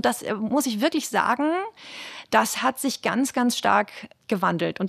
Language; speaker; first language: German; native; German